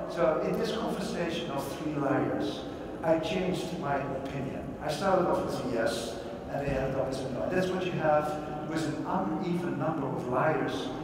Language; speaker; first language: English; non-native, fluent; Dutch